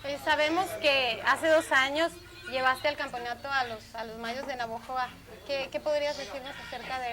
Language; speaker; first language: Spanish; native; Spanish